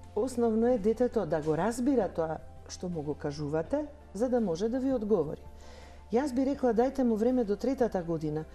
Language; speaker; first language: Macedonian; native; Macedonian